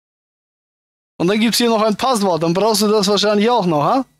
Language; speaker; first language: German; native; German